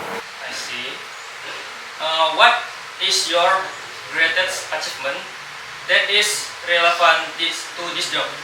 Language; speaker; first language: English; non-native, learner; Indonesian